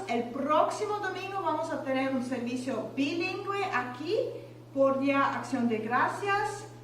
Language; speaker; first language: Spanish; non-native, learner; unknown